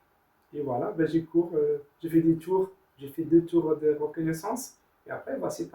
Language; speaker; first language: French; non-native, learner; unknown